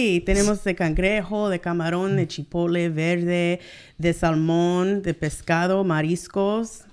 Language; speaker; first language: Spanish; early bilingual, heritage; Spanish